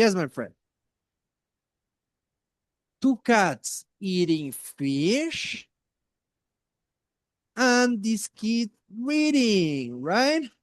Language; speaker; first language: English; non-native, fluent; Spanish